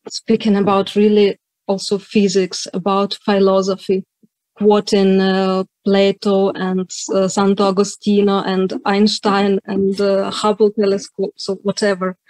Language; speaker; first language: English; non-native, fluent; Ukrainian